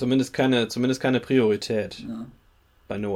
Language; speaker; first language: German; native; German